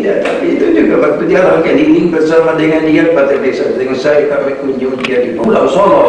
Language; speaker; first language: Indonesian; non-native, fluent; Hungarian